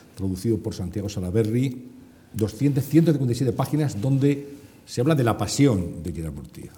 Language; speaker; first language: Spanish; non-native, fluent; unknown